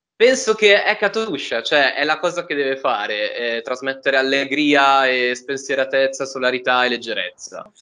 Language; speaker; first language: Italian; native; Italian